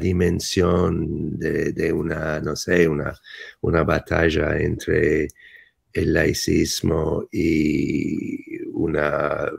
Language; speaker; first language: Spanish; non-native, fluent; English